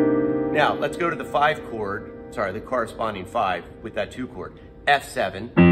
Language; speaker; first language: English; native; English